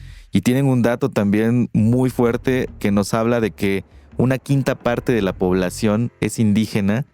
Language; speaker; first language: Spanish; native; Spanish